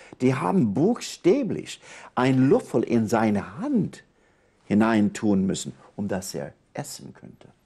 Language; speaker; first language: German; non-native, fluent; English